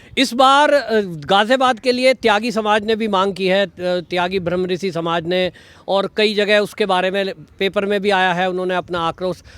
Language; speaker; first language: Hindi; native; Hindi